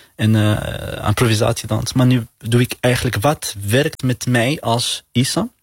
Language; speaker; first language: Dutch; non-native, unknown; Arabic